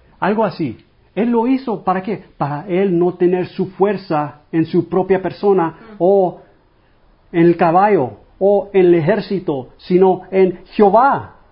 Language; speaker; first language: Spanish; non-native, fluent; English